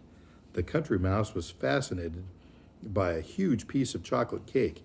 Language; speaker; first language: English; native; English